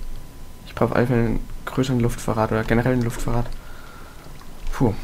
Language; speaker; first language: German; native; German